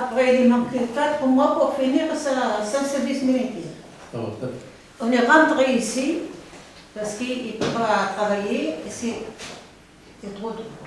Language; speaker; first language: French; non-native, learner; Arabic